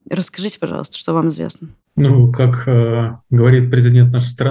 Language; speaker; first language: Russian; native; Russian